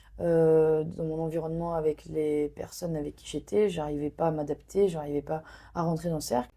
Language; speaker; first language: French; non-native, local second language; Arabic